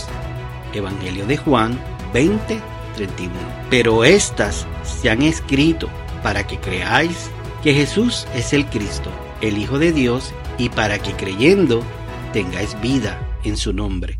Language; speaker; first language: Spanish; native; Spanish